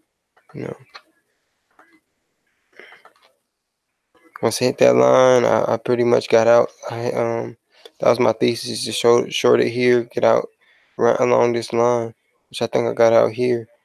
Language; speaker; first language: English; native; English